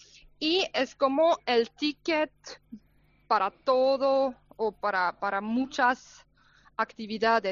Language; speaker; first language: Spanish; non-native, fluent; German